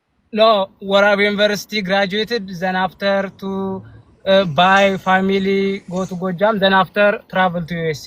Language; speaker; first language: English; non-native, learner; Amharic